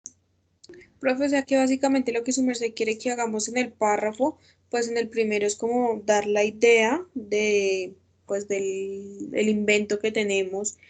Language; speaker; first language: Spanish; native; Spanish